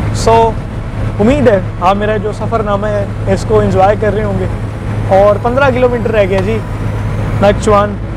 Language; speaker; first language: Urdu; non-native, local second language; Punjabi